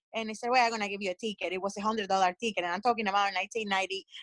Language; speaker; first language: English; non-native, fluent; Spanish